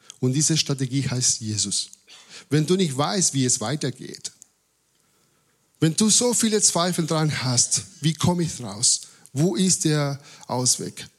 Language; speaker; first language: German; non-native, fluent; Spanish